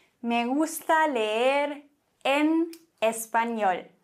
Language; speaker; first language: Spanish; non-native, fluent; German